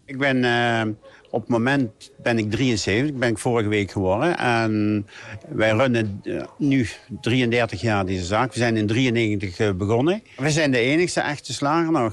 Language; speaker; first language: Dutch; native; Dutch